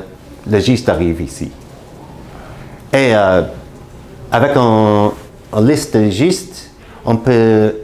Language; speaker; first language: French; non-native, learner; English